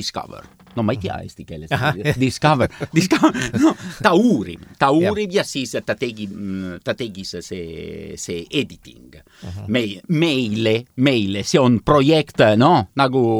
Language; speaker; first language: Estonian; non-native, learner; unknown